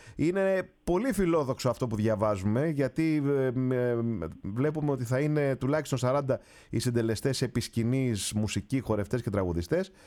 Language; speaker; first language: Greek; native; Greek